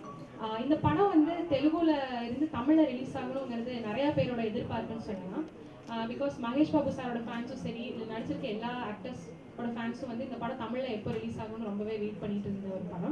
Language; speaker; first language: Tamil; native; Tamil